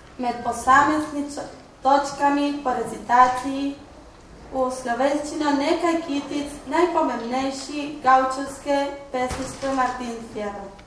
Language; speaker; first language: Slovenian; early bilingual, heritage; Slovenian